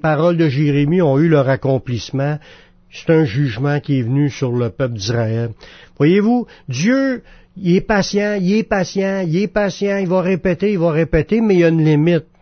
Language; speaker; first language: French; native; French